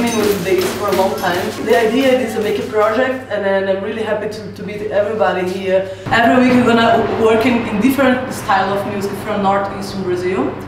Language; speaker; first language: English; non-native, learner; Portuguese